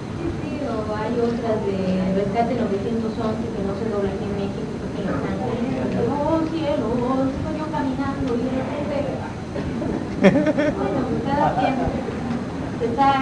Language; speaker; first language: Spanish; native; Spanish